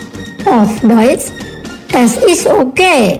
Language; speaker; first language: German; non-native, fluent; Indonesian